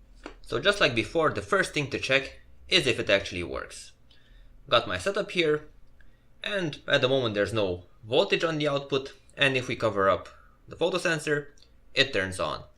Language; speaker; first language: English; non-native, fluent; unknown